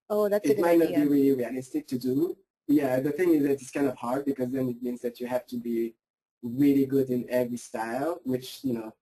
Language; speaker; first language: English; non-native, fluent; French